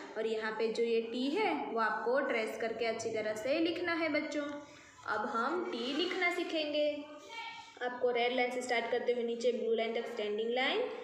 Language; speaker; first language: Hindi; non-native, local second language; Gujarati